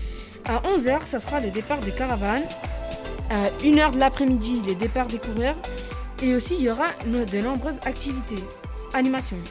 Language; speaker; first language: French; native; French